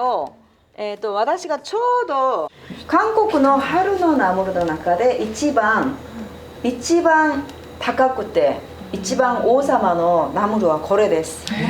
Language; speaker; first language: Japanese; non-native, fluent; Korean